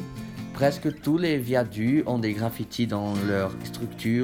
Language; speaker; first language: French; non-native, fluent; Portuguese